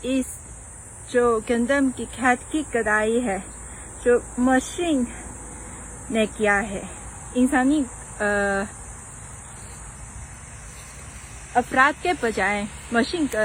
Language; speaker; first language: Urdu; non-native, fluent; Chinese